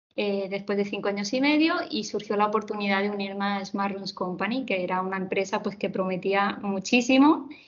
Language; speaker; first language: Spanish; native; Spanish